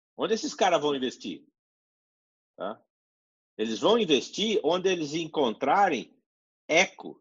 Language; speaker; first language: Portuguese; native; Portuguese